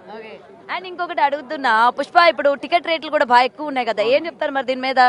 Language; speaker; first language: Telugu; native; Telugu